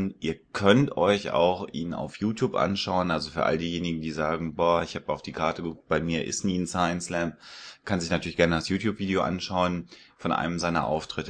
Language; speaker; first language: German; native; German